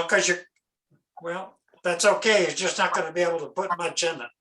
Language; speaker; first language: English; native; English